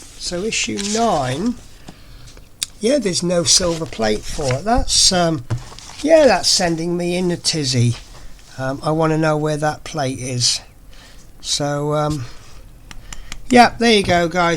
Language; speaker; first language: English; native; English